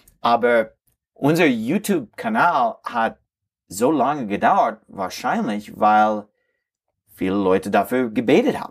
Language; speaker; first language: German; non-native, learner; English